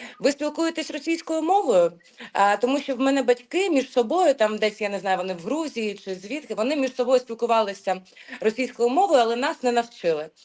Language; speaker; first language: Ukrainian; non-native, local second language; Russian